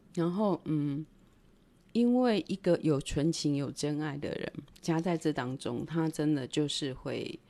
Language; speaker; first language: Chinese; non-native, local second language; Min Nan Chinese